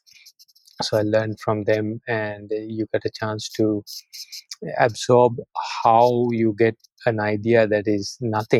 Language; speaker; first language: English; non-native, local second language; Sinhala